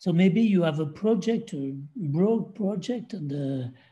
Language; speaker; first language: English; non-native, fluent; French